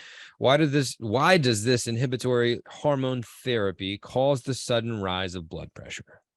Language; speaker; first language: English; native; English